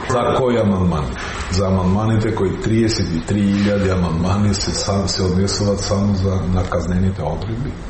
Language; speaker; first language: Macedonian; non-native, local second language; Albanian